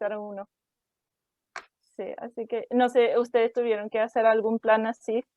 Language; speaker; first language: Spanish; early bilingual, heritage; Spanish